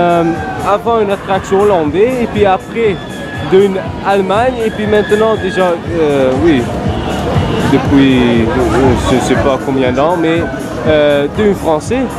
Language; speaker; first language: French; non-native, learner; Dutch